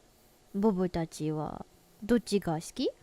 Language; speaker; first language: Japanese; non-native, learner; English